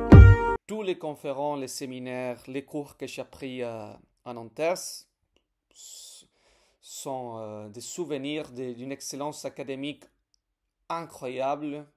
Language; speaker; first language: French; non-native, fluent; Spanish